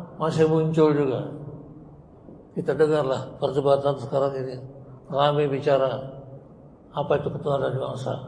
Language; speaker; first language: Indonesian; native; Indonesian